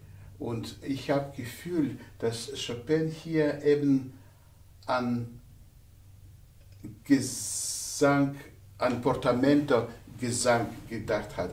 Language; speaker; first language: German; non-native, fluent; Russian